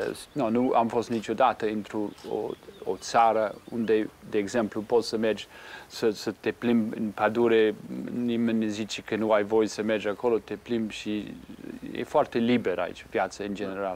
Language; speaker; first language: Romanian; non-native, fluent; English